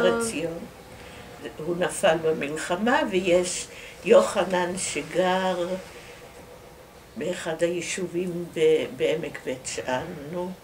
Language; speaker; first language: Hebrew; early bilingual, other home language; Dutch